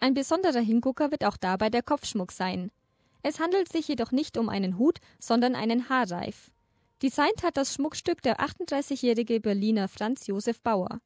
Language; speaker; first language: German; native; German